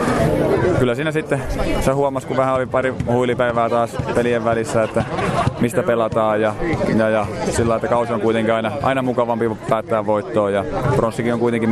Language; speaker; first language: Finnish; native; Finnish